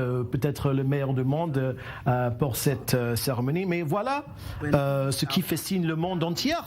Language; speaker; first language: French; non-native, learner; English